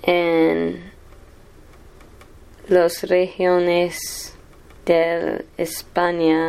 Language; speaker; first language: Spanish; non-native, learner; English